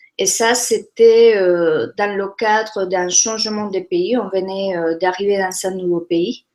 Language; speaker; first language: French; non-native, fluent; Spanish